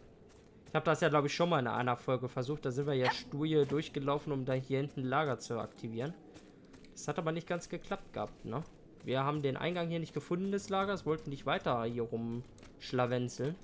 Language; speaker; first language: German; native; German